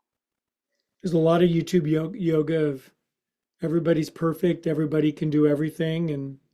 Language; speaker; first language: English; native; English